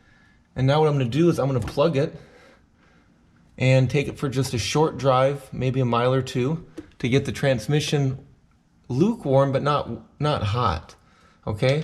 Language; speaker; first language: English; native; English